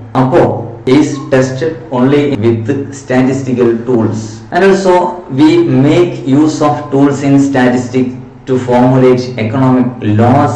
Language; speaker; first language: English; non-native, local second language; Malayalam